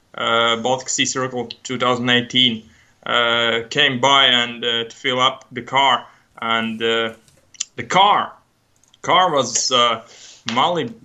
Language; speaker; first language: English; non-native, learner; Latvian